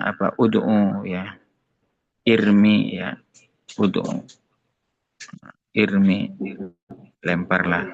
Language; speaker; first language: Arabic; non-native, fluent; Indonesian